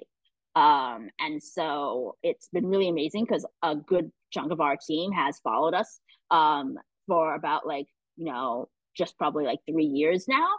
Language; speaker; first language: English; native; English